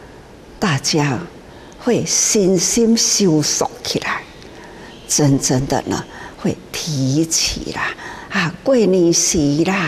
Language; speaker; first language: Chinese; non-native, local second language; Min Nan Chinese